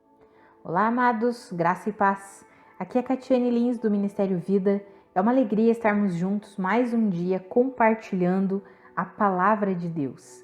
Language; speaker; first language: Portuguese; native; Portuguese